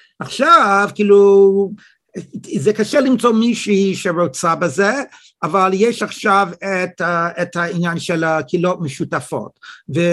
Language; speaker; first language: Hebrew; non-native, fluent; English